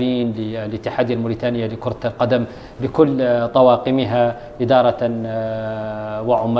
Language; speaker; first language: Arabic; native; Arabic